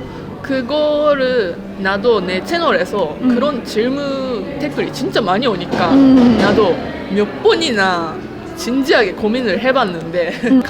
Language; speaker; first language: Korean; non-native, fluent; Japanese